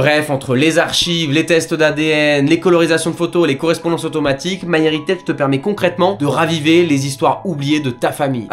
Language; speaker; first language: French; native; French